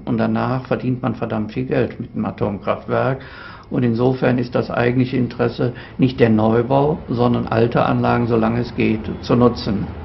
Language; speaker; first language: German; native; German